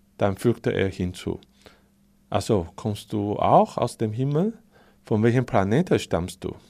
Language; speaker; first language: German; non-native, fluent; Chinese